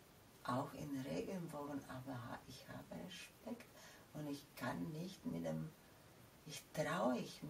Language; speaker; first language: German; non-native, fluent; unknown